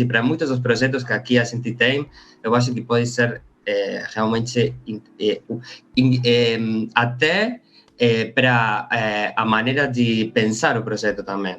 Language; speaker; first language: Portuguese; non-native, learner; Spanish